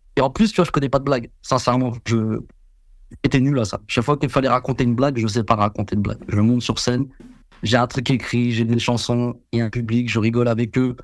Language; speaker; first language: French; early bilingual, other home language; Vietnamese